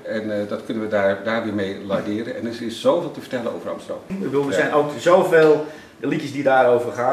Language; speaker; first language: Dutch; native; Dutch